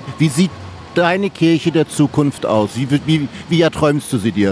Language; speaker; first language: German; native; German